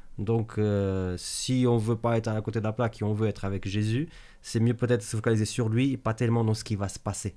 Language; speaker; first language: French; native; French